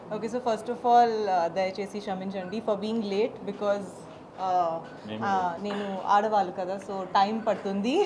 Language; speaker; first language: Telugu; non-native, learner; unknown